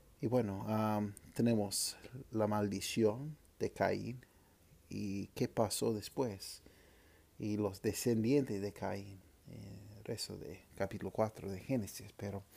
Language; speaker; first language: Spanish; non-native, fluent; English